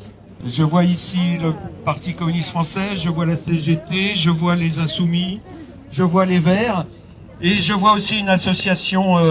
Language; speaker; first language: French; native; French